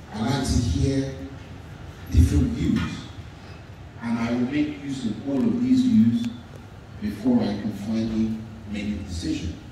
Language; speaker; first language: English; native; English